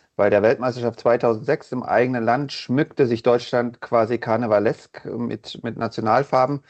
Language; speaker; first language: German; native; German